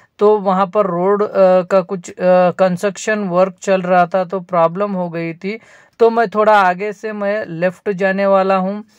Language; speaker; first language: Hindi; non-native, local second language; Marathi